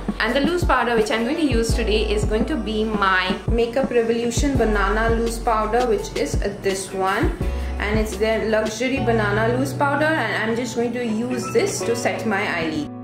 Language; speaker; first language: English; non-native, local second language; Bangla